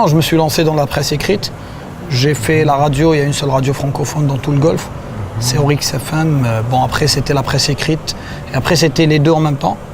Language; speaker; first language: French; non-native, local second language; Arabic